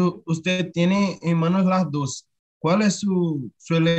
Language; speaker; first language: Spanish; non-native, learner; Portuguese